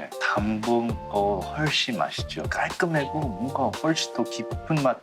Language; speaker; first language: Korean; early bilingual, heritage; English